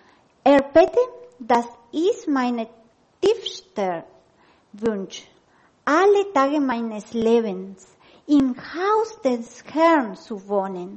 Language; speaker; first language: German; non-native, learner; Spanish